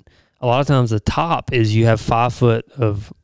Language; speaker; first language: English; native; English